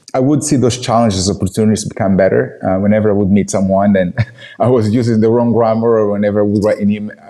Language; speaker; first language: English; non-native, fluent; Portuguese